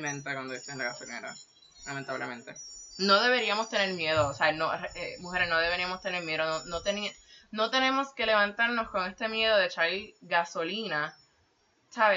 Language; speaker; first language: Spanish; early bilingual, heritage; Spanish